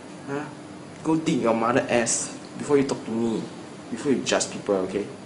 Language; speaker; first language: English; non-native, local second language; Chinese